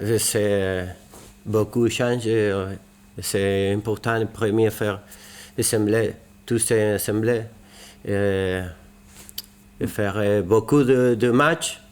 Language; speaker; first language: French; non-native, learner; Spanish